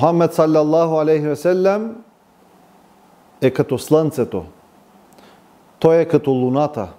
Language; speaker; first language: Bulgarian; non-native, local second language; Turkish